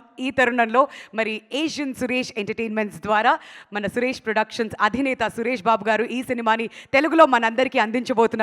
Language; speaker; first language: Telugu; native; Telugu